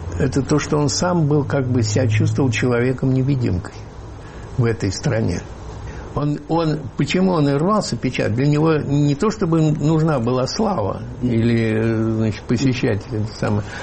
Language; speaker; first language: Russian; native; Russian